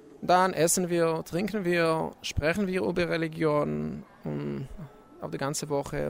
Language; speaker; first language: German; non-native, learner; Hebrew